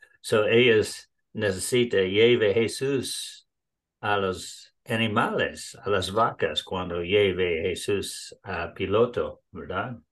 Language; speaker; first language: Spanish; non-native, learner; English